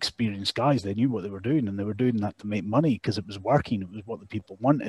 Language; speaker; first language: English; native; English